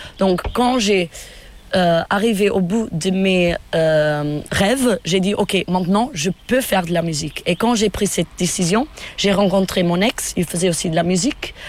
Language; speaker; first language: French; non-native, fluent; Portuguese